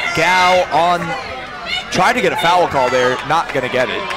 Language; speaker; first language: English; native; English